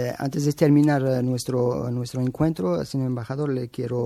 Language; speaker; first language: Spanish; non-native, fluent; Arabic